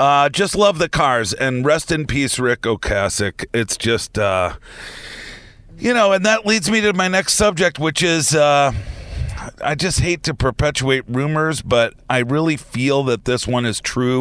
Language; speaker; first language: English; native; English